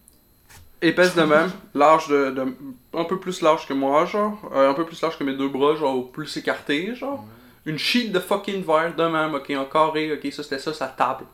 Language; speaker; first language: French; native; French